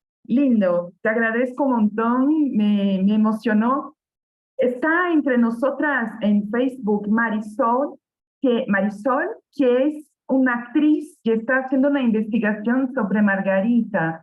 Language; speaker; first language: Spanish; non-native, fluent; Portuguese